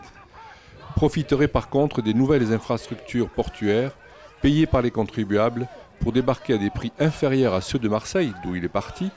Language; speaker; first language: French; native; French